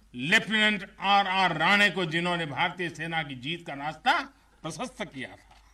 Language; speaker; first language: Hindi; non-native, local second language; Gujarati